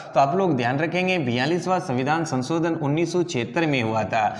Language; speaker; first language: Hindi; native; Hindi